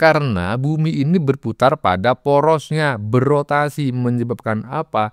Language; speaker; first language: Indonesian; native; Indonesian